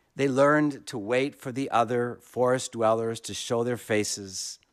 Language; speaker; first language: English; native; English